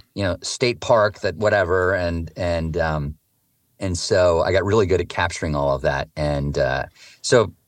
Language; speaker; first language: English; native; English